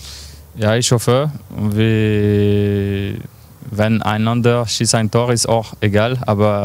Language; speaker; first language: German; non-native, learner; French